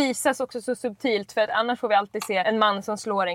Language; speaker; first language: Swedish; native; Swedish